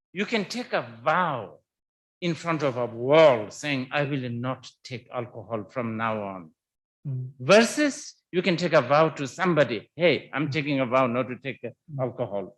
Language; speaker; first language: English; non-native, fluent; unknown